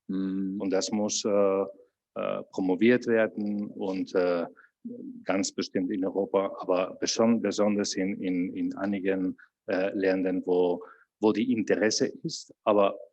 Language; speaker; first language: German; non-native, fluent; Spanish